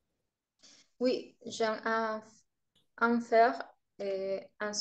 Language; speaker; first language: French; non-native, learner; Spanish